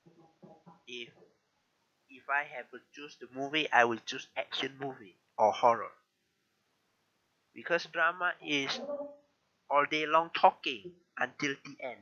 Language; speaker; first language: English; non-native, learner; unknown